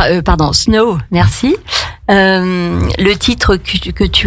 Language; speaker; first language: French; native; French